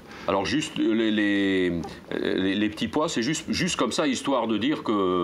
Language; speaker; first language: French; native; French